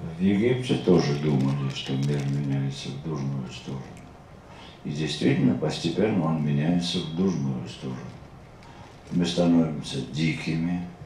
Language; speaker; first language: Russian; non-native, local second language; Georgian